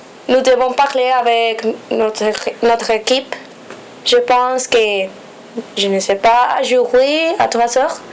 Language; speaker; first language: French; non-native, learner; Spanish